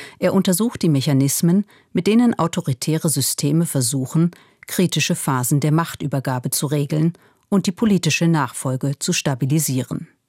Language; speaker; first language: German; native; German